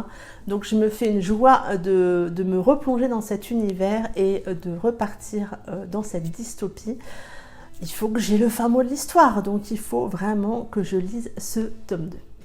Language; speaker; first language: French; native; French